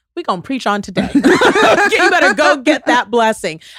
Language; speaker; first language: English; early bilingual, other home language; Akan